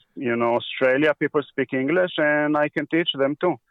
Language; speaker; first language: English; early bilingual, heritage; Hebrew